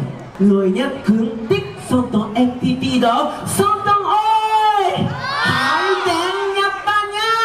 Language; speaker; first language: Vietnamese; non-native, learner; Japanese